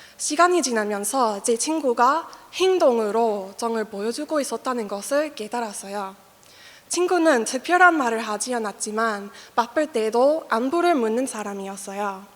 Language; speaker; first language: Korean; non-native, fluent; English